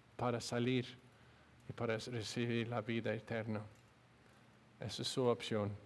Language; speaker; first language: Spanish; non-native, learner; English